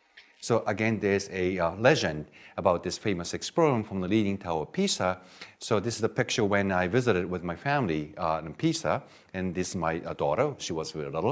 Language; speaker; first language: English; non-native, fluent; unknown